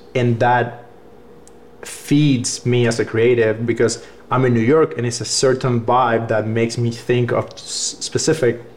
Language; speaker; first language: English; non-native, fluent; Spanish